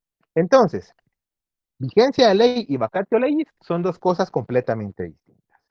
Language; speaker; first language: Spanish; native; Spanish